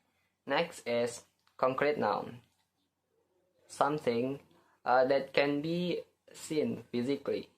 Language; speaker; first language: English; non-native, learner; Indonesian